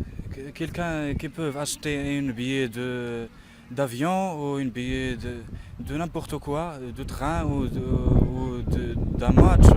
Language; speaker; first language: French; non-native, learner; Arabic